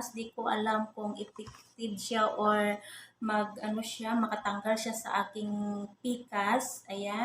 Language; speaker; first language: Filipino; native; Filipino